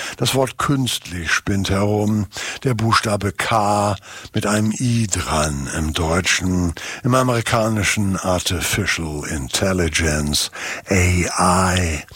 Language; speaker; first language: German; native; German